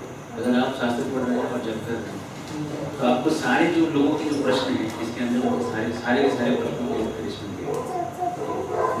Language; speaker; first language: Hindi; native; Hindi